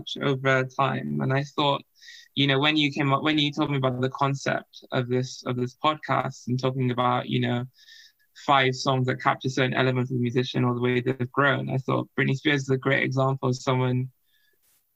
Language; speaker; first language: English; non-native, local second language; Yoruba